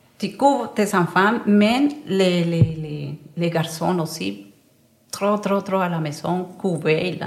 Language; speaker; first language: French; non-native, learner; Spanish